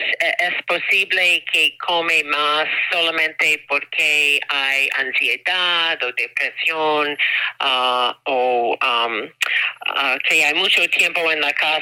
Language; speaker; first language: Spanish; non-native, learner; English